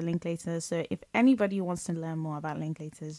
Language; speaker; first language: English; non-native, local second language; Yoruba